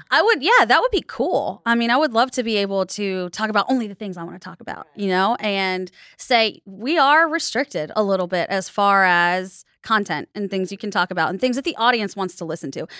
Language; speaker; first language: English; native; English